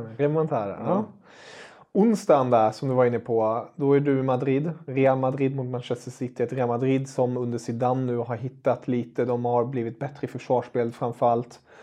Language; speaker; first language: Swedish; non-native, fluent; German